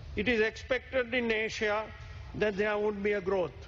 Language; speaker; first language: English; non-native, local second language; Sinhala